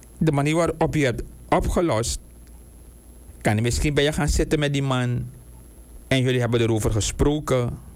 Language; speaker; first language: Dutch; native; Dutch